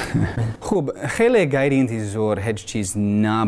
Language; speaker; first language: Tajik; non-native, learner; English